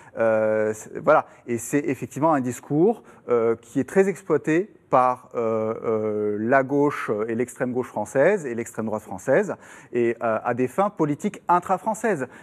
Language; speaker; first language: French; non-native, fluent; German